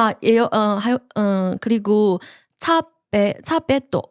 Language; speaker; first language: Korean; non-native, learner; Chinese